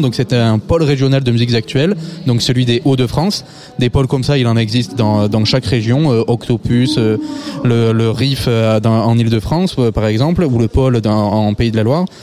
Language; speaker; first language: French; native; French